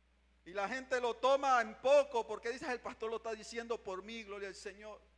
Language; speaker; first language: Spanish; native; Spanish